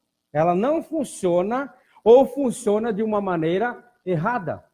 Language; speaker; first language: Portuguese; native; Portuguese